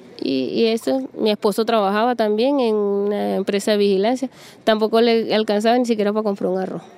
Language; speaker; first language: Spanish; native; Spanish